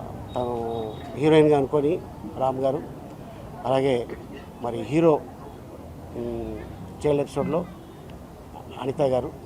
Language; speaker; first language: Telugu; native; Telugu